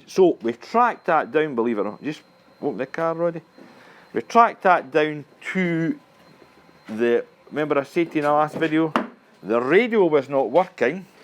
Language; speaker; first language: English; native; English